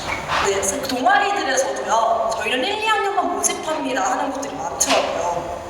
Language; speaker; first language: Korean; native; Korean